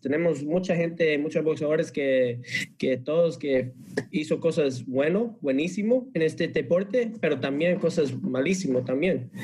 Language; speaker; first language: Spanish; early bilingual, heritage; English